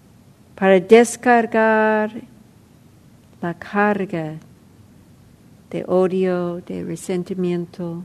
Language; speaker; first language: Spanish; non-native, fluent; English